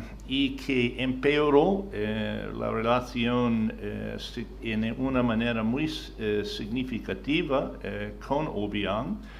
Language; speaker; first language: Spanish; non-native, fluent; English